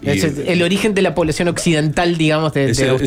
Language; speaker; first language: Spanish; native; Spanish